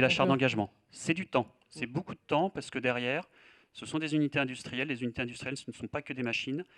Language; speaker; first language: French; native; French